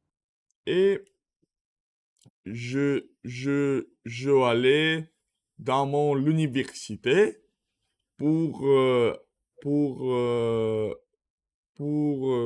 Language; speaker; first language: French; non-native, learner; Russian